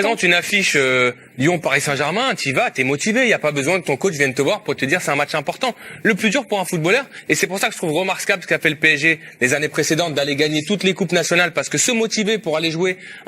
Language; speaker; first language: French; native; French